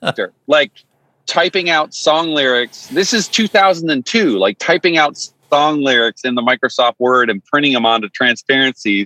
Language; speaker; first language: English; native; English